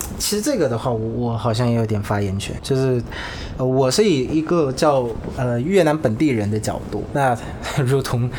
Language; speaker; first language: Chinese; non-native, fluent; Vietnamese